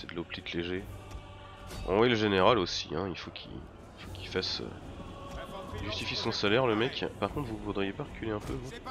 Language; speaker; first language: French; native; French